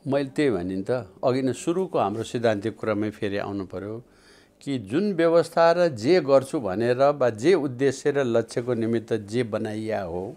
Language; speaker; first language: Nepali; native; Nepali